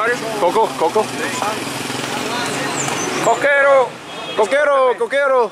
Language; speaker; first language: Spanish; non-native, learner; English